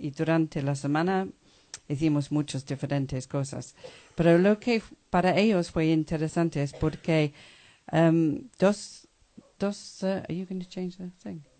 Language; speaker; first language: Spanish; non-native, fluent; English